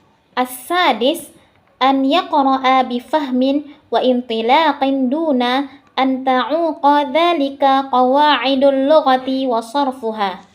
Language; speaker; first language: Arabic; non-native, learner; Indonesian